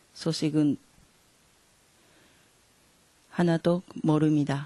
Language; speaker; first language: Korean; non-native, fluent; Japanese